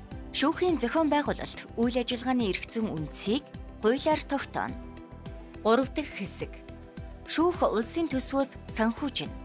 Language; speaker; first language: Mongolian; native; Mongolian